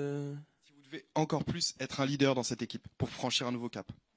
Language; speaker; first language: French; native; French